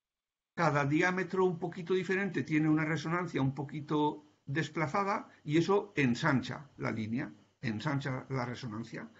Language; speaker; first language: Spanish; native; Spanish